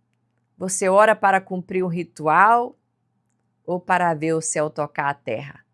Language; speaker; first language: Portuguese; native; Portuguese